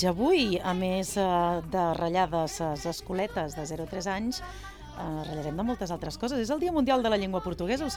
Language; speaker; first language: Catalan; native; Catalan